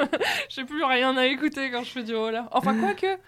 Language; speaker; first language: French; native; French